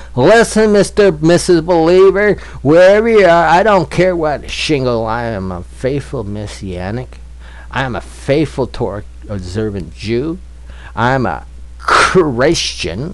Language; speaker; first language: English; native; English